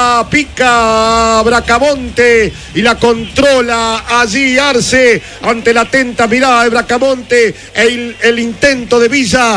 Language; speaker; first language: Spanish; native; Spanish